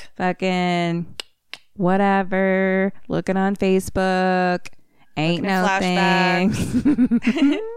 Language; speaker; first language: English; native; English